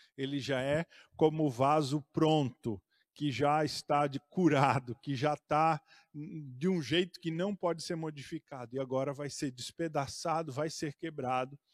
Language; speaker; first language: Portuguese; native; Portuguese